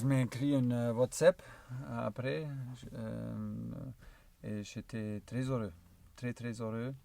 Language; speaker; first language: French; non-native, learner; German